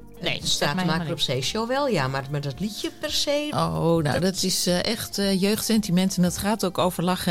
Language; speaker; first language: Dutch; native; Dutch